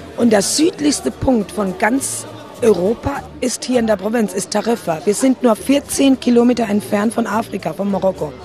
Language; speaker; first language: German; native; German